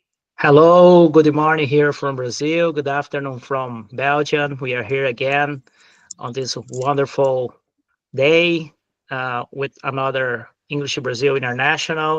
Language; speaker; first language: English; non-native, fluent; Portuguese